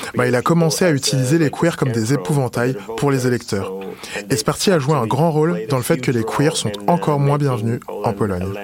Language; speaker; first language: French; non-native, fluent; Polish